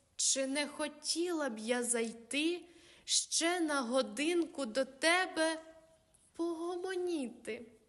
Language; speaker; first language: Ukrainian; native; Ukrainian